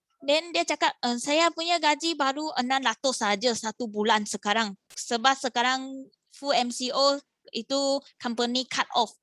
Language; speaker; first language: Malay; non-native, local second language; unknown